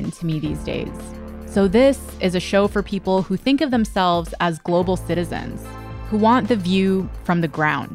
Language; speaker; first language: English; native; English